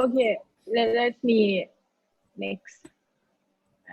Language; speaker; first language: English; non-native, learner; Thai